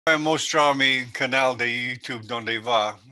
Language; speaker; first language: Spanish; non-native, learner; English